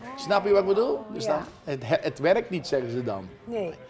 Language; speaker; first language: Dutch; native; Dutch